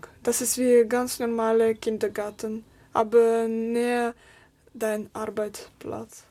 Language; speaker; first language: German; non-native, learner; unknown